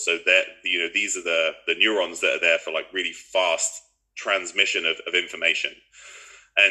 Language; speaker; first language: English; native; English